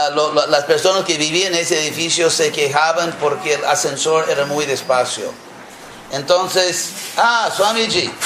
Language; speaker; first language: Spanish; non-native, fluent; English